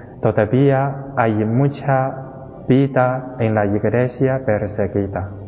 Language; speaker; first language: Spanish; non-native, fluent; Chinese